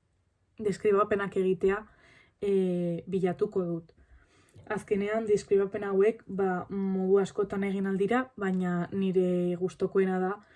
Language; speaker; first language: Basque; non-native, local second language; Spanish